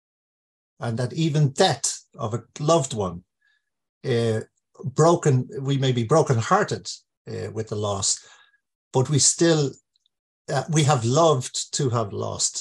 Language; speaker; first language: English; native; English